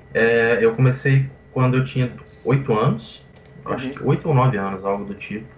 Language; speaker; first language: Portuguese; native; Portuguese